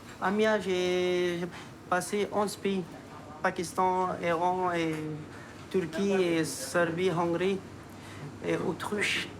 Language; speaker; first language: French; non-native, learner; Persian